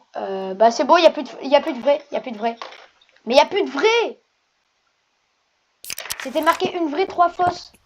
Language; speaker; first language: French; native; French